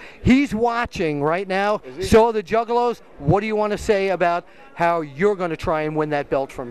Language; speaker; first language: English; native; English